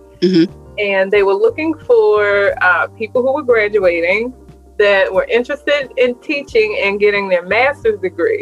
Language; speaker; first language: English; native; English